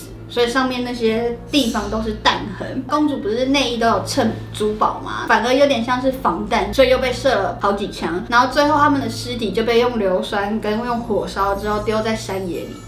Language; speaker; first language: Chinese; native; Chinese